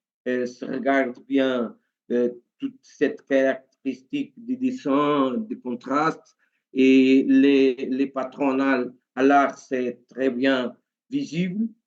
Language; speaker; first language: French; non-native, learner; Portuguese